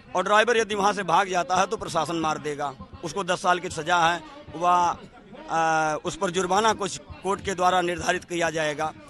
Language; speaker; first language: Hindi; native; Hindi